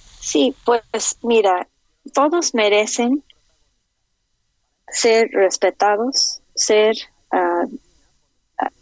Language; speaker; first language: Spanish; non-native, fluent; English